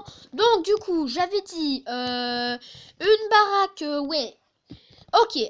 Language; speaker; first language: French; native; French